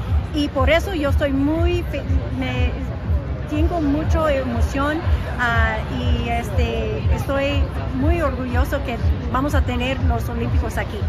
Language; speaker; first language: Spanish; early bilingual, heritage; English